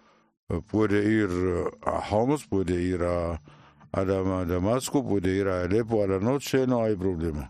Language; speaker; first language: Spanish; non-native, learner; Arabic